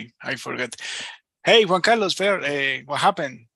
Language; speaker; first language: English; non-native, learner; Spanish